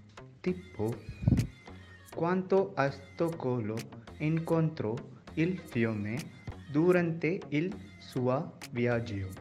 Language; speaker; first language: Italian; non-native, learner; Tamil